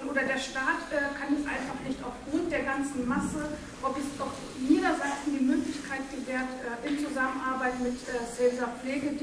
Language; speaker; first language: German; early bilingual, other home language; Turkish